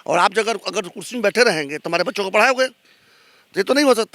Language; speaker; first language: Hindi; native; Hindi